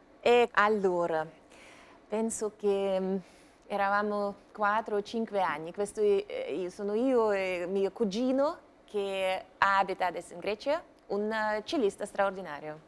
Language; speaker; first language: Italian; non-native, learner; Russian